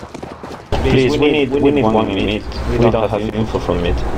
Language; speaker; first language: English; non-native, learner; Spanish